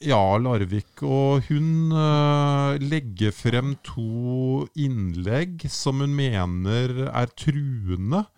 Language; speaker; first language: Norwegian; native; Norwegian